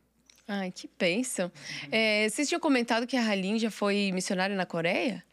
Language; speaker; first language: Portuguese; native; Portuguese